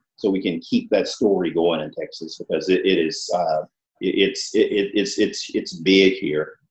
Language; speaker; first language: English; native; English